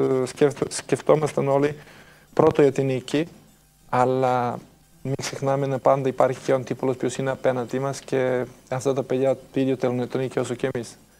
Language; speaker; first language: Greek; non-native, fluent; Serbian